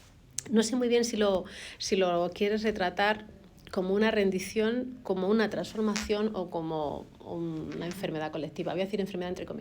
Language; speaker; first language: Spanish; native; Spanish